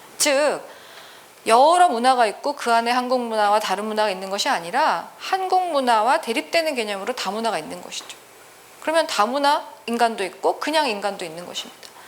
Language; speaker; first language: Korean; native; Korean